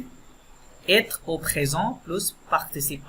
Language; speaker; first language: French; non-native, fluent; Bangla